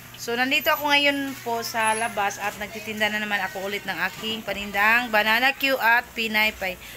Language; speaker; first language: Filipino; non-native, local second language; Cebuano